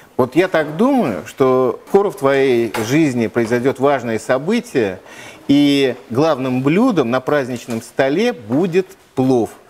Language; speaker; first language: Russian; native; Russian